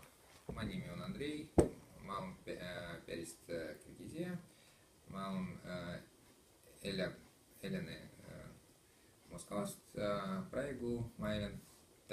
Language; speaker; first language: Estonian; non-native, learner; Russian